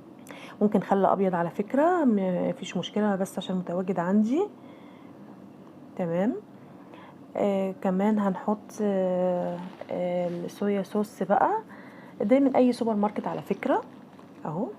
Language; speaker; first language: Arabic; native; Arabic